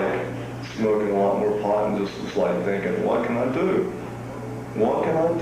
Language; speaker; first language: English; native; English